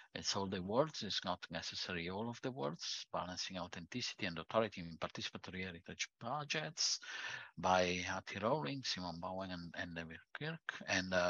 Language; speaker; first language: English; non-native, fluent; Italian